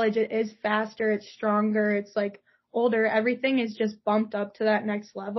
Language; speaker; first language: English; native; English